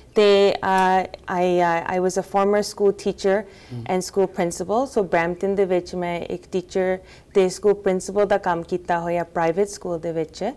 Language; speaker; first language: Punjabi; early bilingual, heritage; Punjabi